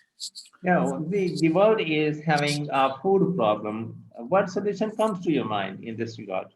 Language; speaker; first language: English; non-native, local second language; Urdu